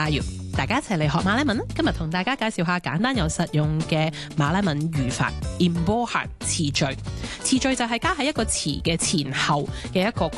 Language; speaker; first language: Cantonese; early bilingual, heritage; Cantonese